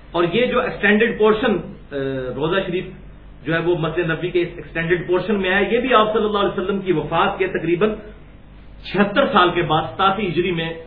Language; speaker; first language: Urdu; native; Urdu